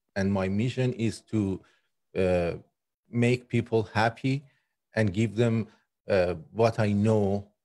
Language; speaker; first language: English; non-native, fluent; Persian